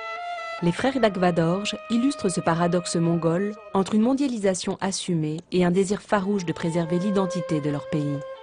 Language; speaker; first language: French; native; French